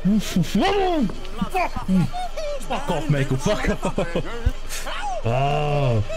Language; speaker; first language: English; native; English